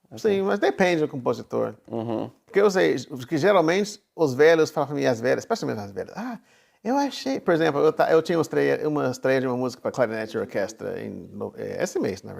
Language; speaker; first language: Portuguese; non-native, fluent; English